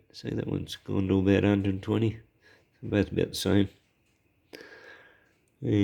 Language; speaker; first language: English; native; English